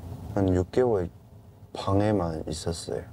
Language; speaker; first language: Korean; non-native, fluent; Cantonese